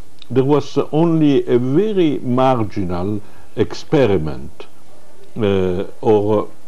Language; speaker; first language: English; non-native, fluent; Italian